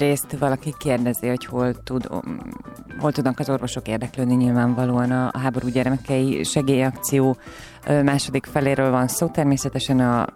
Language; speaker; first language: Hungarian; native; Hungarian